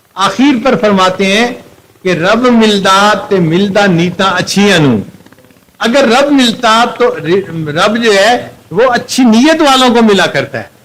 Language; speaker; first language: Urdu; non-native, local second language; Punjabi